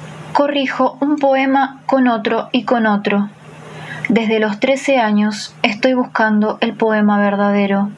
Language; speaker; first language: Spanish; native; Spanish